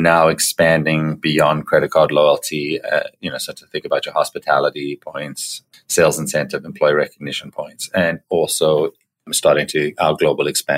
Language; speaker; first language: English; native; English